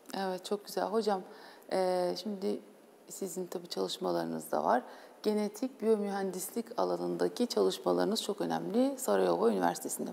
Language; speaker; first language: Turkish; native; Turkish